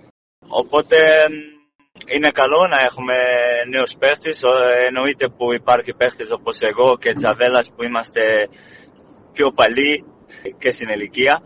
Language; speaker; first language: Greek; non-native, fluent; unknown